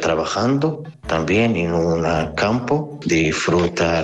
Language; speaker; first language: Spanish; non-native, learner; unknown